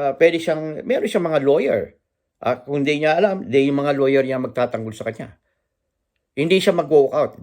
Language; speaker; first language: Filipino; native; Filipino